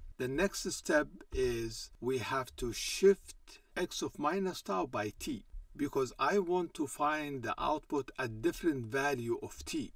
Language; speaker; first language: English; non-native, fluent; Arabic